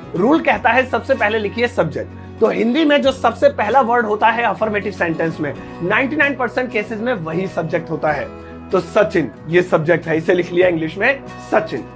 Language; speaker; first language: Hindi; native; Hindi